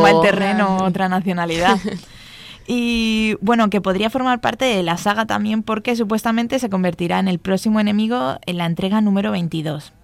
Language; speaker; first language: Spanish; native; Spanish